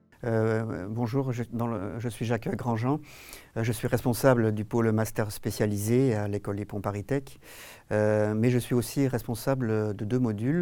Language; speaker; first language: French; native; French